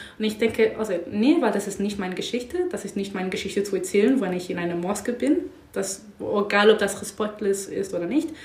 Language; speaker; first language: German; non-native, learner; English